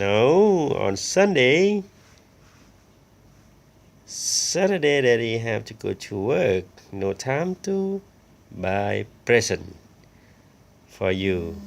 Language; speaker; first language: English; non-native, learner; Thai